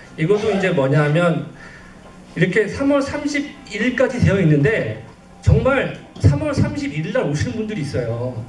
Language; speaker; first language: Korean; native; Korean